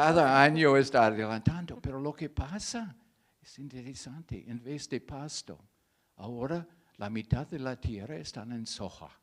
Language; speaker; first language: Spanish; non-native, fluent; English